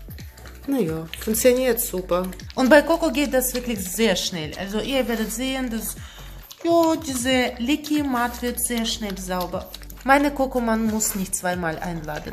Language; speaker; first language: German; non-native, learner; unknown